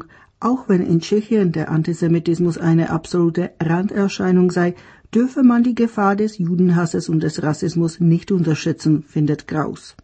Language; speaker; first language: German; native; German